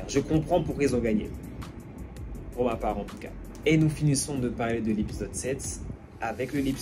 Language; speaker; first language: French; native; French